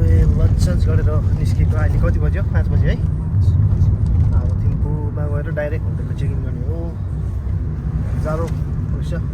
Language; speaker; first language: Nepali; non-native, local second language; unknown